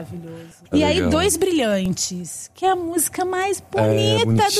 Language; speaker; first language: Portuguese; native; Portuguese